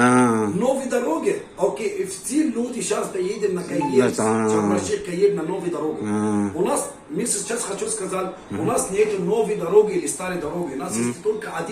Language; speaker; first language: Russian; non-native, learner; Arabic